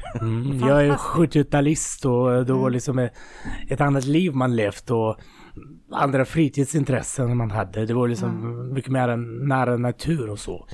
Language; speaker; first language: Swedish; non-native, fluent; Russian